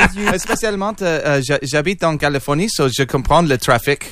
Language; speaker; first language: French; non-native, learner; English